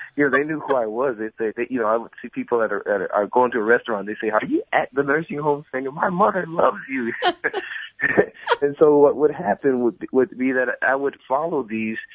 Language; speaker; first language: English; native; English